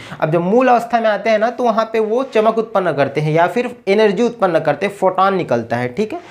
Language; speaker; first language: Hindi; native; Hindi